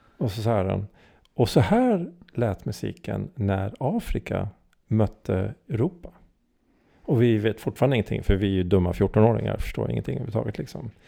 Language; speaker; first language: Swedish; early bilingual, heritage; Swedish